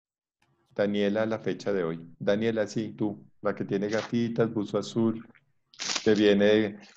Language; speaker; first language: Spanish; native; Spanish